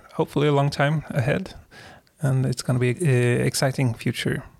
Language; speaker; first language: English; non-native, fluent; Swedish